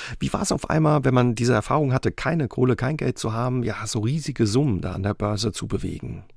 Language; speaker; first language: German; native; German